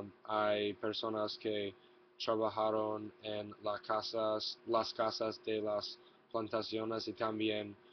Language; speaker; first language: Spanish; non-native, learner; English